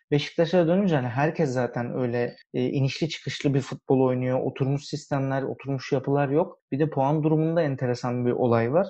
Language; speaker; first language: Turkish; early bilingual, heritage; Turkish